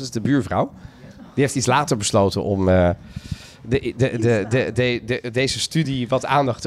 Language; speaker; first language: Dutch; native; Dutch